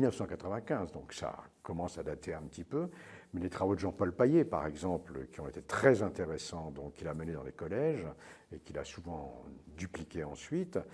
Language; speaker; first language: French; native; French